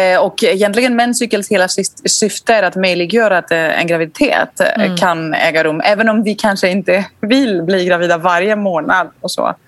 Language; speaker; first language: Swedish; non-native, fluent; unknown